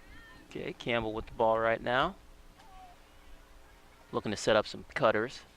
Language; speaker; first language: English; native; English